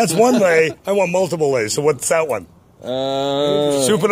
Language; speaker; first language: English; native; English